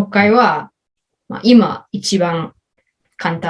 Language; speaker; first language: Japanese; non-native, learner; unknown